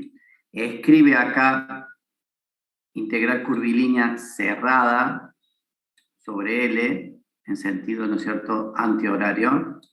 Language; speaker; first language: Spanish; native; Spanish